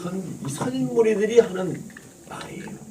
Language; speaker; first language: Korean; native; Korean